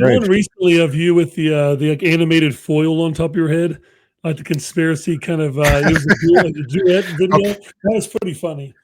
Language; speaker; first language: English; native; English